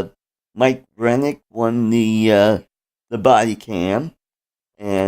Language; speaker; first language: English; native; English